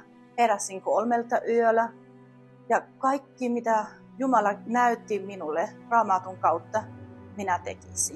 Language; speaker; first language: Finnish; non-native, fluent; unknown